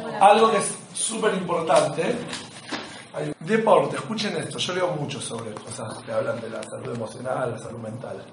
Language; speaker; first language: Spanish; native; Spanish